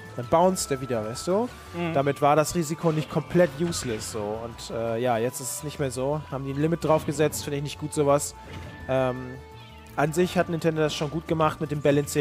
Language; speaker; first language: German; native; German